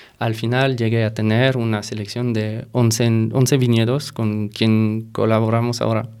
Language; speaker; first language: Spanish; non-native, fluent; French